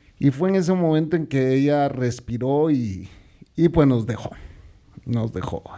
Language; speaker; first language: Spanish; native; Spanish